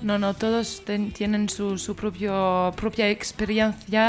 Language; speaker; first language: Spanish; non-native, fluent; French